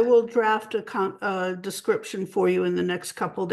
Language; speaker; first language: English; native; English